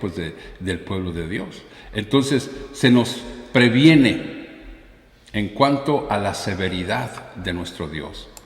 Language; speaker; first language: Spanish; native; Spanish